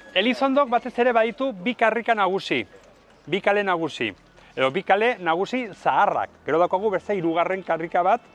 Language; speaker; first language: Basque; native; Basque